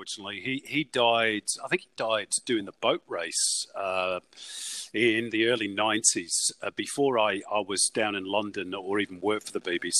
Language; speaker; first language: English; native; English